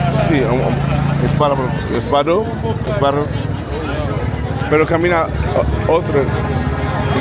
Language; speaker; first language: Spanish; non-native, learner; English